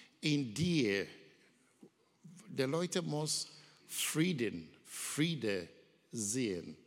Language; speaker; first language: German; non-native, learner; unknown